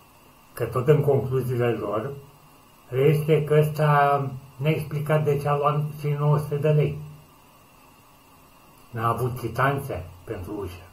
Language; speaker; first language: Romanian; native; Romanian